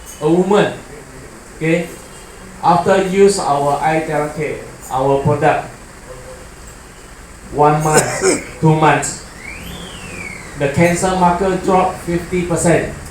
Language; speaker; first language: English; non-native, learner; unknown